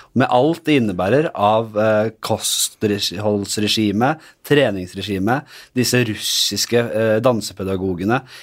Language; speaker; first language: Norwegian; native; Norwegian